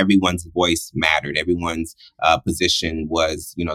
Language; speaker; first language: English; native; English